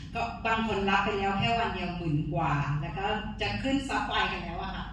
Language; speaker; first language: Thai; non-native, fluent; Burmese